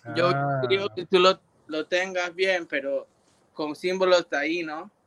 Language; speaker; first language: Spanish; early bilingual, heritage; Spanish